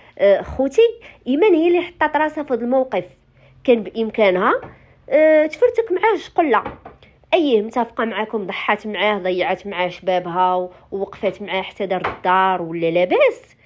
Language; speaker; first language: Arabic; native; Arabic